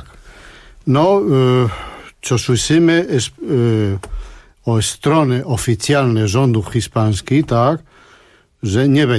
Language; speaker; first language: Polish; non-native, fluent; Spanish